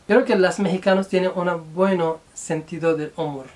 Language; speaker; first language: Spanish; non-native, learner; Urdu